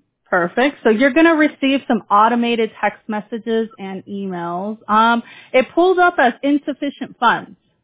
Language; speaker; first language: English; early bilingual, other home language; Spanish